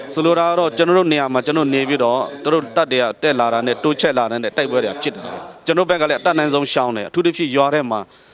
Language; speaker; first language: Burmese; non-native, local second language; Shwe Palaung